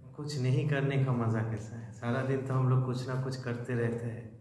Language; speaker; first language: Hindi; non-native, local second language; Bangla